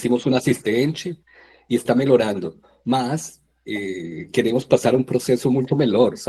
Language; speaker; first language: Portuguese; non-native, fluent; Spanish